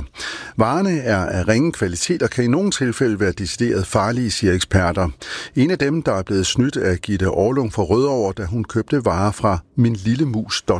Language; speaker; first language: Danish; native; Danish